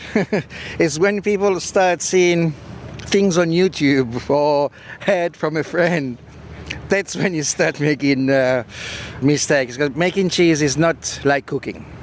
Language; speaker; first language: English; non-native, fluent; Italian